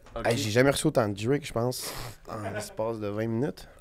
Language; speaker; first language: French; native; French